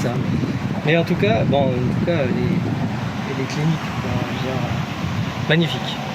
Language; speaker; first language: French; native; French